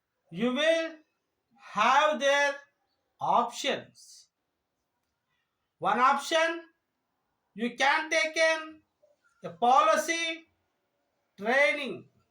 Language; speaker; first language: English; non-native, local second language; Telugu